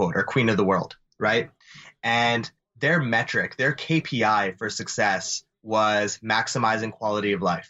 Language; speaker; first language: English; native; English